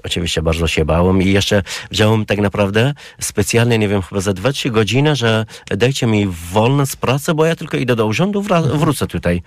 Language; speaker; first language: Polish; non-native, learner; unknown